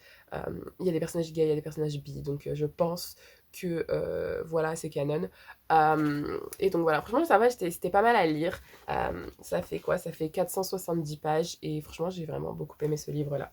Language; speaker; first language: French; native; French